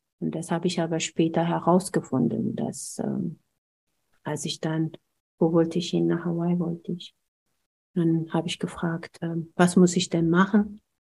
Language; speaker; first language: German; non-native, fluent; Amharic